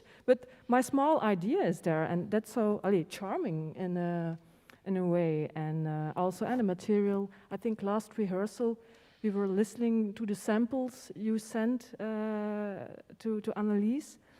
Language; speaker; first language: English; non-native, fluent; Dutch